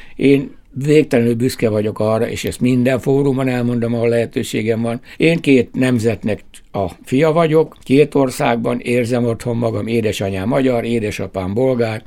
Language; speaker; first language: Hungarian; native; Hungarian